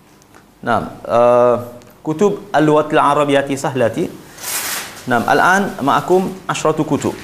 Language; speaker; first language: Arabic; non-native, fluent; Malay